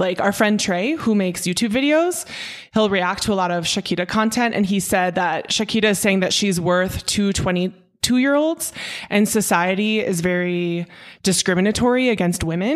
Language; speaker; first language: English; native; English